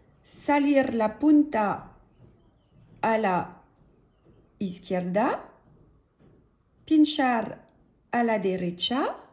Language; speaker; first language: Spanish; non-native, learner; French